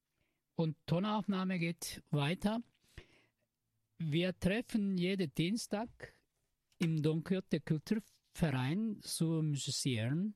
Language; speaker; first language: German; non-native, learner; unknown